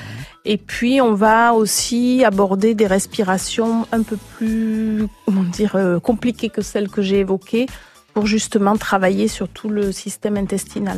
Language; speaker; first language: French; native; French